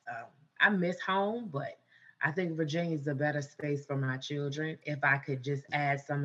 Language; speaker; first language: English; native; English